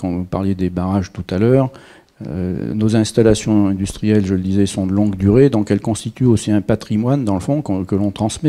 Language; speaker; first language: French; native; French